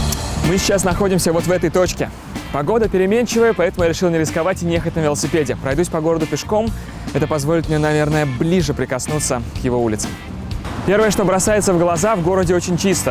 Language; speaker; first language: Russian; native; Russian